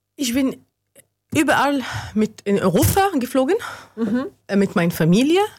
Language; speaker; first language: German; non-native, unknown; Arabic